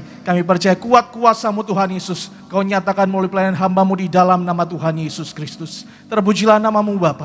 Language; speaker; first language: Indonesian; native; Indonesian